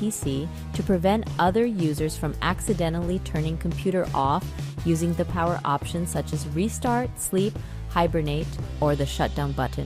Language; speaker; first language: English; non-native, local second language; Filipino